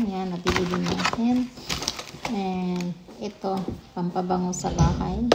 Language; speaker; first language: Filipino; non-native, local second language; Cebuano